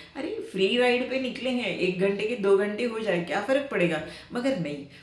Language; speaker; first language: Hindi; non-native, local second language; Marathi